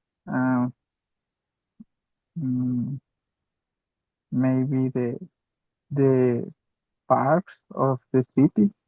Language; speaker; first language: English; non-native, learner; Spanish